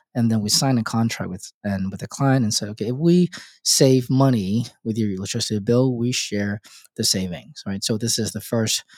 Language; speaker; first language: English; non-native, local second language; Cantonese